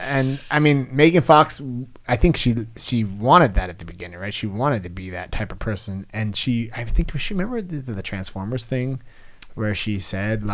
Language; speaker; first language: English; native; English